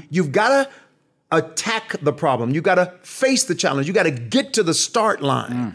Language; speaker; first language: English; native; English